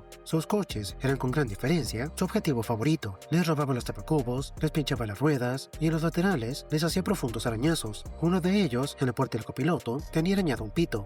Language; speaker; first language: Spanish; native; Spanish